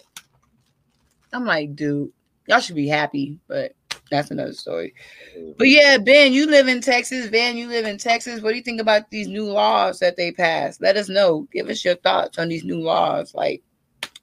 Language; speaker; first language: English; native; English